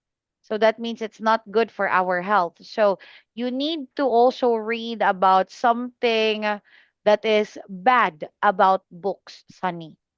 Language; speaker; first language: English; non-native, fluent; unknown